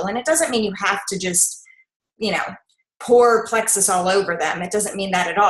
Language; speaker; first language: English; native; English